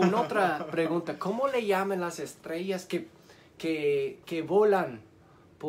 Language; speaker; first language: Spanish; early bilingual, heritage; Spanish